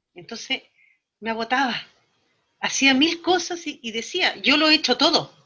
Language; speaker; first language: Spanish; native; Spanish